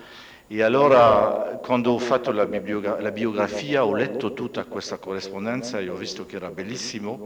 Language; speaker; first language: Italian; non-native, fluent; French